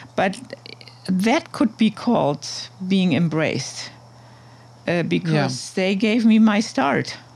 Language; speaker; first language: English; non-native, fluent; German